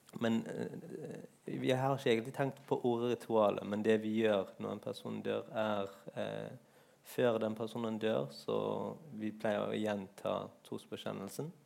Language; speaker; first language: Norwegian; non-native, fluent; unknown